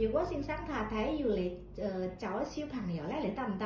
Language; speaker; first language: Cantonese; native; Cantonese